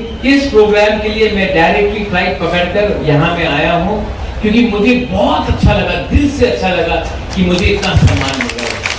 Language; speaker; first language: Hindi; non-native, local second language; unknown